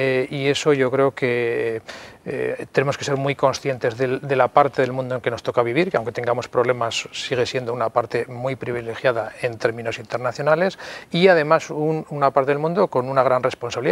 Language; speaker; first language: Spanish; native; Spanish